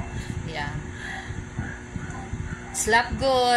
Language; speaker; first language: German; non-native, learner; English